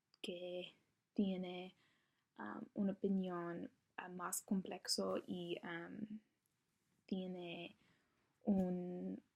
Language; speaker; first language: Spanish; non-native, learner; English